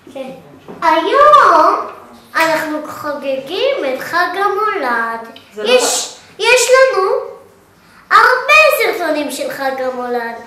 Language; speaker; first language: Hebrew; early bilingual, other home language; Russian